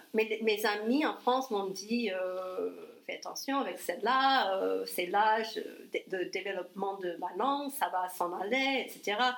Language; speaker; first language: French; non-native, fluent; English